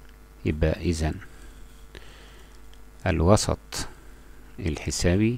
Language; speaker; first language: Arabic; native; Arabic